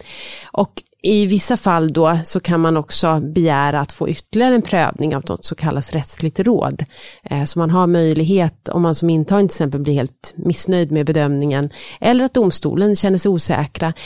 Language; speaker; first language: Swedish; native; Swedish